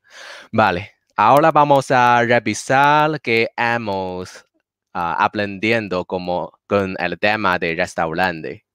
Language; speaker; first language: Spanish; non-native, learner; Chinese